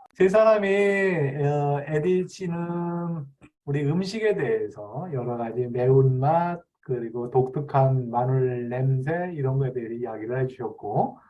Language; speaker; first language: Korean; native; Korean